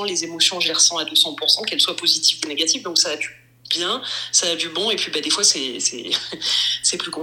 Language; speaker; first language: French; native; French